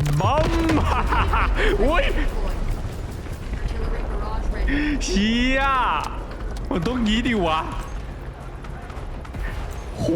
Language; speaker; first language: Thai; native; Thai